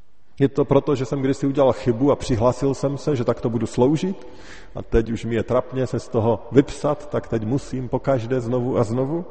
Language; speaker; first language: Czech; native; Czech